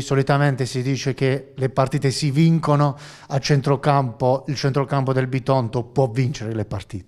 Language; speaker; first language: Italian; native; Italian